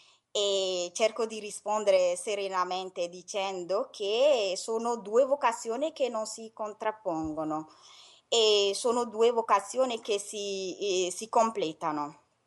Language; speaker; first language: Italian; non-native, fluent; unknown